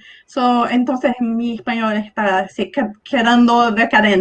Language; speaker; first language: Spanish; non-native, learner; Portuguese